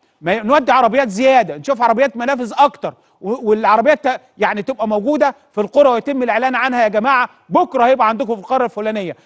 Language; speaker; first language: Arabic; native; Arabic